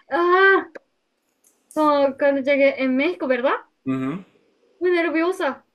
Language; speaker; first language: Spanish; non-native, learner; Japanese